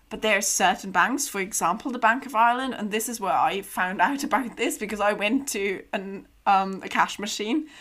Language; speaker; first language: English; non-native, fluent; German